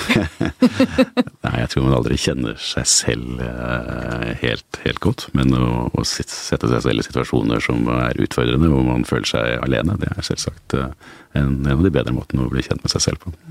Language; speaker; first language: Norwegian; native; Norwegian